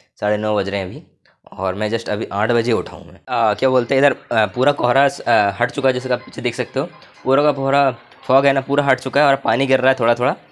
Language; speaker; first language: Hindi; native; Hindi